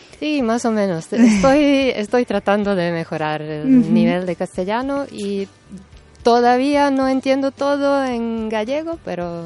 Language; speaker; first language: Spanish; non-native, fluent; Serbian